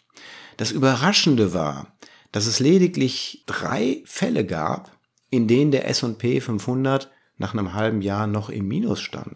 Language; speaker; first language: German; native; German